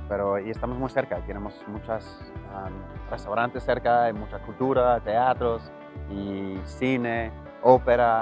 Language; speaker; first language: Spanish; early bilingual, heritage; Spanish